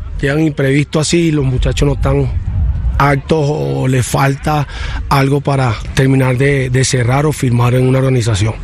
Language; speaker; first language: Spanish; native; Spanish